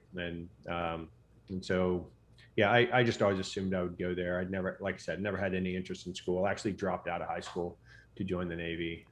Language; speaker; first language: English; native; English